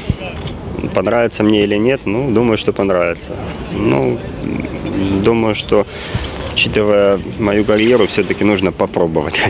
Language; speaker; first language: Russian; native; Russian